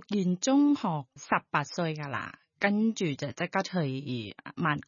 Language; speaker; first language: Cantonese; non-native, fluent; Thai